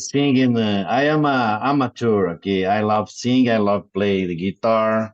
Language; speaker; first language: English; non-native, learner; Portuguese